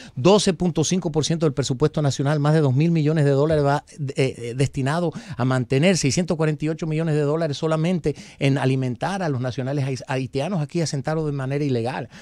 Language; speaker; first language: Spanish; early bilingual, heritage; Spanish